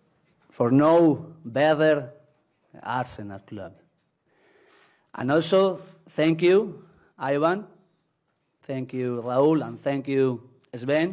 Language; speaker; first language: English; non-native, learner; Spanish